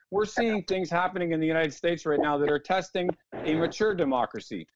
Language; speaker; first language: English; early bilingual, other home language; Ukrainian